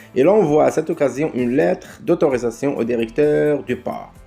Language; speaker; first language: French; non-native, local second language; Arabic